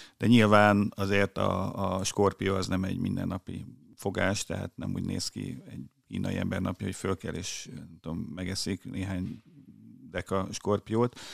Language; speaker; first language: Hungarian; native; Hungarian